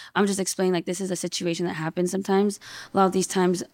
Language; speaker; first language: English; native; English